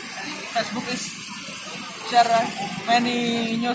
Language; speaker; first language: English; non-native, learner; Indonesian